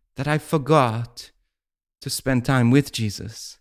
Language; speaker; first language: English; non-native, fluent; Maltese